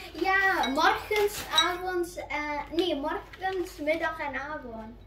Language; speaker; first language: Dutch; non-native, learner; German